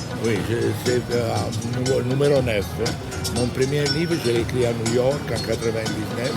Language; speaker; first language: French; non-native, fluent; Italian